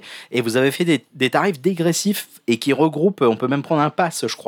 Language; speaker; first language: French; native; French